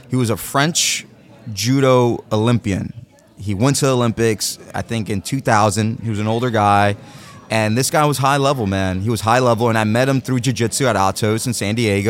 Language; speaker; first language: English; native; English